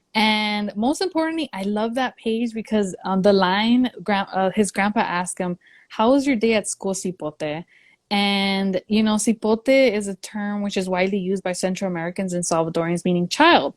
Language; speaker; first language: English; early bilingual, other home language; Spanish